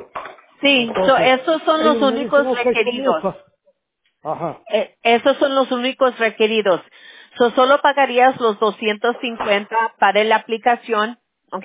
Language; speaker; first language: Spanish; early bilingual, heritage; Spanish